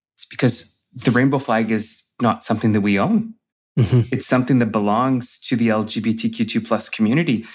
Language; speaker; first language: English; native; English